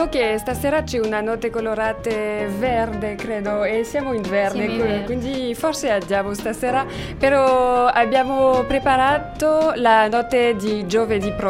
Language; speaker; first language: Italian; non-native, learner; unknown